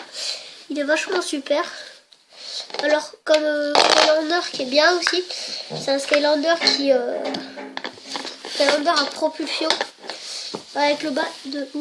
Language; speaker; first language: French; native; French